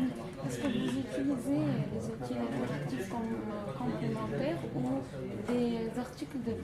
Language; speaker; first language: French; non-native, learner; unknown